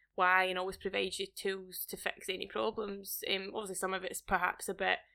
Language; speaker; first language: English; native; English